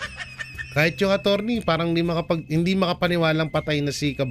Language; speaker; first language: Filipino; native; Filipino